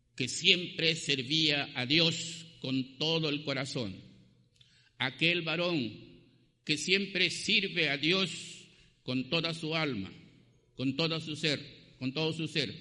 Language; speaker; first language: Spanish; native; Spanish